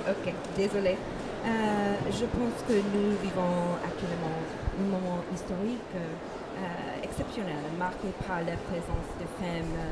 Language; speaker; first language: French; non-native, learner; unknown